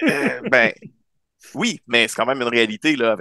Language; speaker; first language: French; native; French